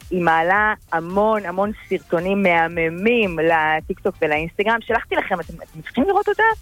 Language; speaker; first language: Hebrew; native; Hebrew